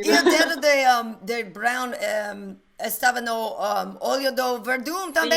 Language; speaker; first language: Portuguese; non-native, learner; English